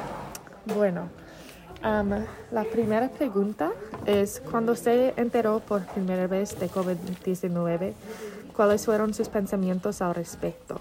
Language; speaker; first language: Spanish; non-native, learner; English